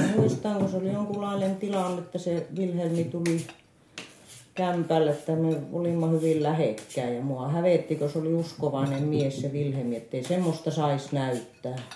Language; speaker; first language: Finnish; native; Finnish